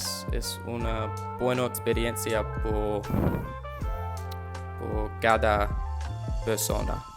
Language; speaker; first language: Spanish; non-native, learner; English